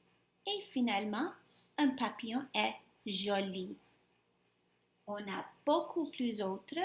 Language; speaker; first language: French; non-native, fluent; English